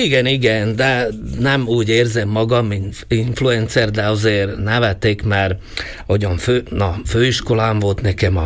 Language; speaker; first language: Hungarian; non-native, local second language; Slovak